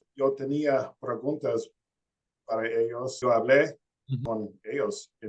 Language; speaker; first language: Spanish; non-native, learner; English